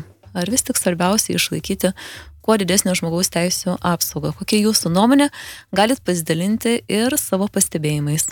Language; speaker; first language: Lithuanian; native; Lithuanian